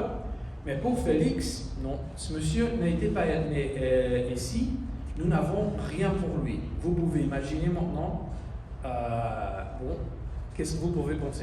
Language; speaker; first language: French; non-native, learner; Spanish